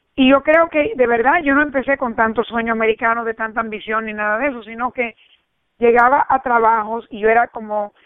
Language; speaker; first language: Spanish; early bilingual, heritage; Spanish